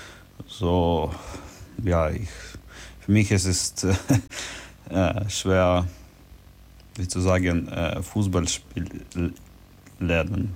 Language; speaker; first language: German; non-native, learner; Ukrainian